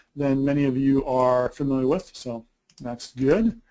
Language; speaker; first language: English; native; English